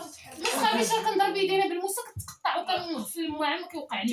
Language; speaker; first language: Arabic; native; Arabic